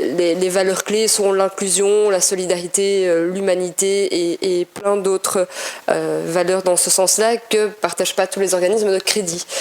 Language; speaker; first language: French; native; French